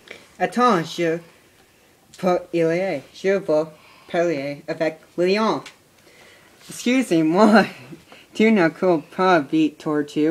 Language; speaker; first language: French; non-native, learner; English